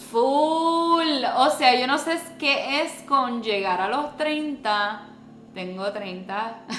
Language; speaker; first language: Spanish; native; Spanish